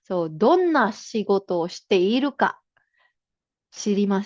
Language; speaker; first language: Japanese; non-native, fluent; Filipino